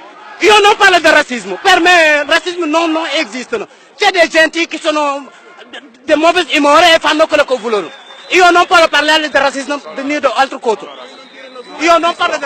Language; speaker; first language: Italian; non-native, learner; Wolof